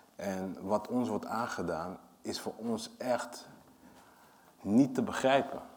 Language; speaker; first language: Dutch; early bilingual, other home language; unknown